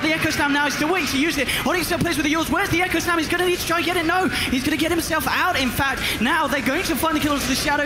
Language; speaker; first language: English; native; English